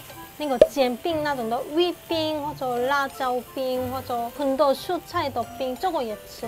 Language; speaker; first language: Chinese; non-native, fluent; Korean